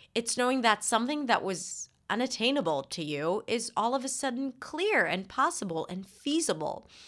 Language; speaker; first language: English; non-native, fluent; Hebrew